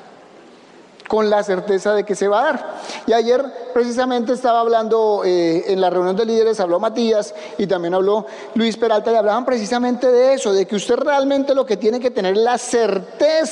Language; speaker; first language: Spanish; native; Spanish